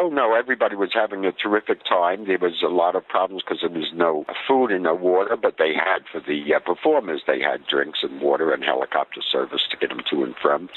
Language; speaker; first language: English; native; English